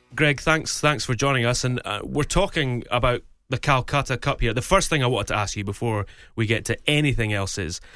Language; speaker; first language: English; native; English